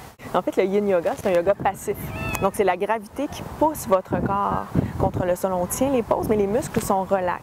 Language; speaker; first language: French; native; French